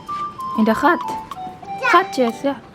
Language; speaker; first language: Dutch; non-native, learner; Filipino